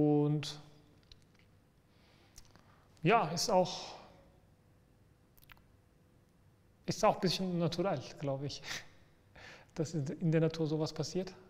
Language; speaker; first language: German; non-native, fluent; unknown